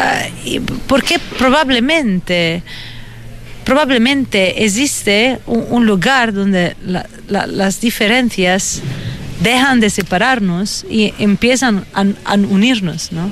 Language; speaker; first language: Spanish; non-native, fluent; Italian